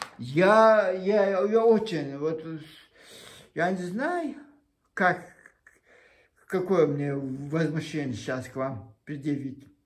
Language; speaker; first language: Russian; non-native, local second language; Chechen